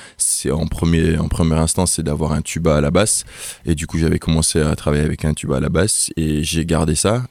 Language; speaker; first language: French; early bilingual, heritage; French